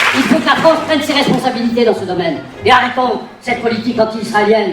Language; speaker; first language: French; native; French